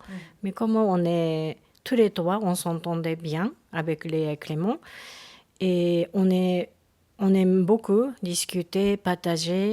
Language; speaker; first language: French; non-native, learner; Japanese